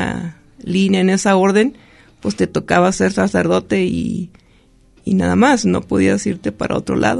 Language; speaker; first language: Spanish; native; Spanish